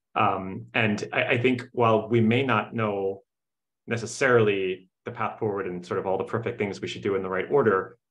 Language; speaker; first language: English; native; English